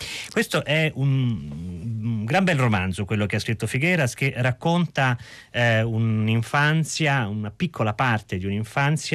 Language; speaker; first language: Italian; native; Italian